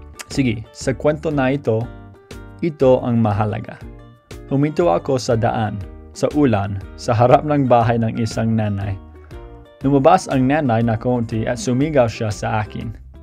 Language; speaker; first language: Filipino; non-native, fluent; English